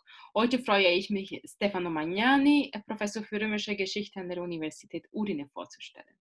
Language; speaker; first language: German; non-native, fluent; Italian